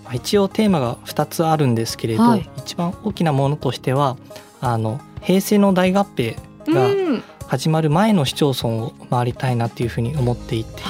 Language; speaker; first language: Japanese; native; Japanese